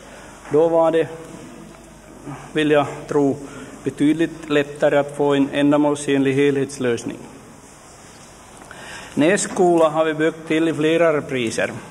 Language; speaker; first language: Swedish; native; Swedish